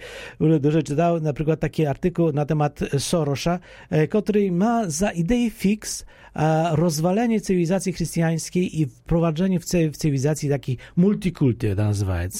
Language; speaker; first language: Polish; non-native, fluent; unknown